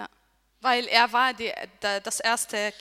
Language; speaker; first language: German; non-native, learner; Arabic